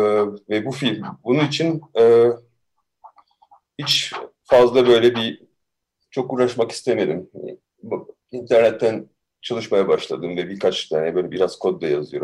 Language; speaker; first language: Turkish; early bilingual, heritage; Turkish